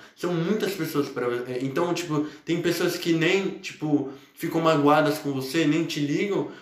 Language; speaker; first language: Portuguese; native; Portuguese